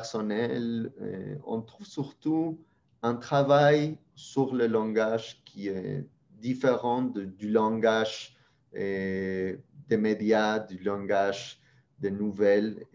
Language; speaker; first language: French; non-native, fluent; Spanish